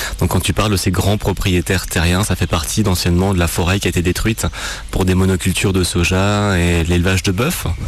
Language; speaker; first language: French; native; French